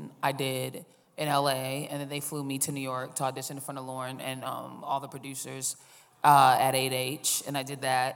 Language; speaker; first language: English; native; English